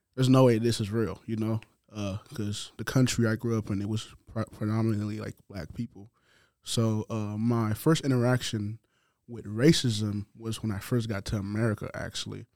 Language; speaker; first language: English; non-native, fluent; Haitian Creole